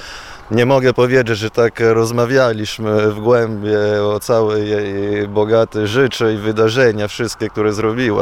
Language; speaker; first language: Polish; non-native, fluent; Italian